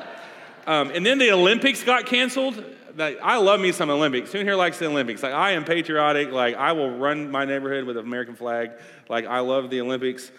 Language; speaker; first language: English; native; English